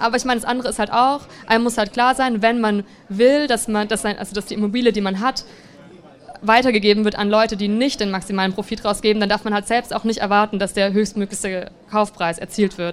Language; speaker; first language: German; native; German